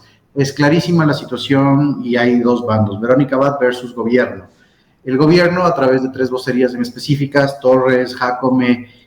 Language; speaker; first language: Spanish; native; Spanish